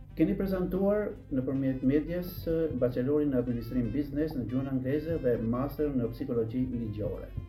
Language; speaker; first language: Albanian; native; Albanian